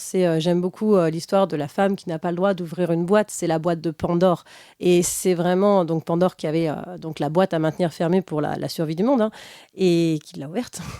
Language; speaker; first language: French; native; French